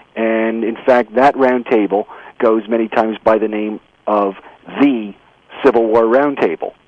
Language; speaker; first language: English; native; English